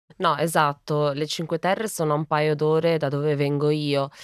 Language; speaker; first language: Italian; native; Italian